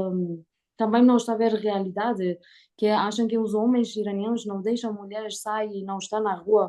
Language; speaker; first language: Portuguese; non-native, learner; Persian